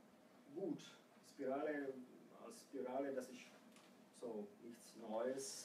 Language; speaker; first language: German; non-native, fluent; Croatian